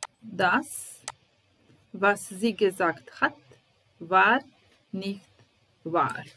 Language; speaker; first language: German; non-native, fluent; Serbian